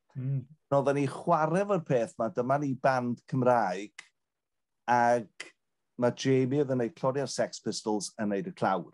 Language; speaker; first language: Welsh; native; Welsh